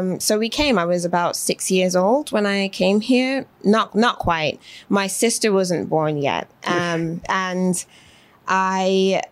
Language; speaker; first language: English; native; English